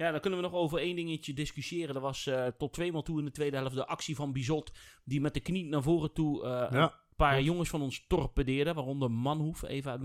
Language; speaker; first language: Dutch; native; Dutch